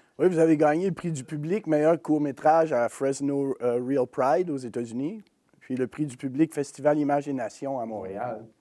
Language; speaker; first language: French; native; French